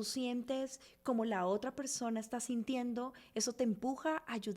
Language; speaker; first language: Spanish; native; Spanish